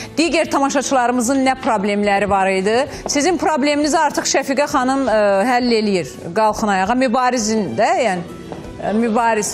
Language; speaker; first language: Azerbaijani; native; Azerbaijani